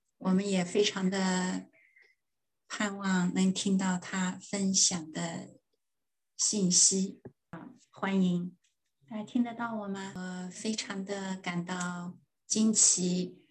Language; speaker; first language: Chinese; non-native, fluent; German